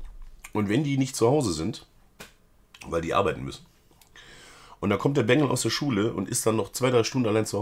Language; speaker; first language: German; native; German